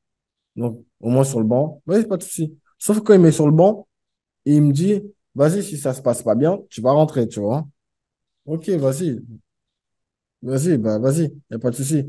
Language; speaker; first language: French; native; French